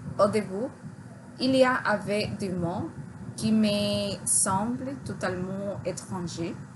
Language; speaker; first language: French; non-native, learner; Spanish